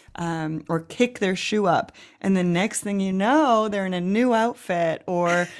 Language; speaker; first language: English; native; English